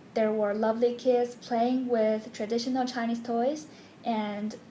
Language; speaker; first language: English; non-native, fluent; Chinese